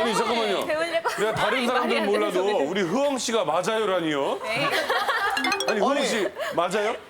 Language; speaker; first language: Korean; native; Korean